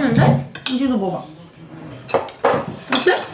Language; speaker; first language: Korean; native; Korean